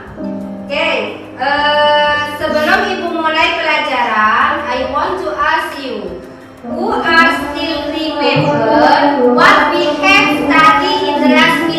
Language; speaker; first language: English; non-native, learner; Indonesian